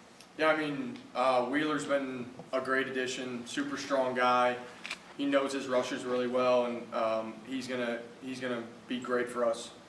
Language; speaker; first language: English; native; English